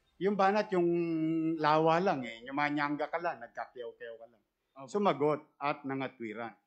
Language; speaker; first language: Filipino; native; Filipino